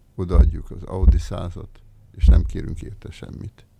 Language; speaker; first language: Hungarian; native; Hungarian